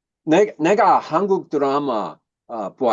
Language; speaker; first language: Korean; non-native, learner; English